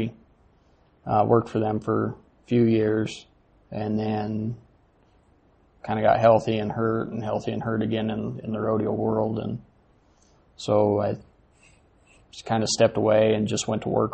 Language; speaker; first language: English; native; English